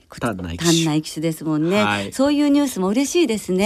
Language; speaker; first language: Japanese; native; Japanese